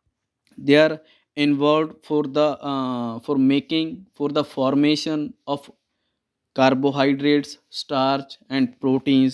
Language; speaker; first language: English; non-native, local second language; Punjabi